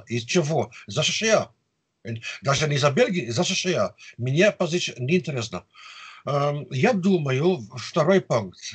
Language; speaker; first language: Russian; non-native, fluent; Dutch